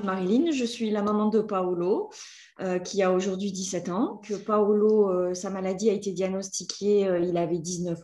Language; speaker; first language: French; native; French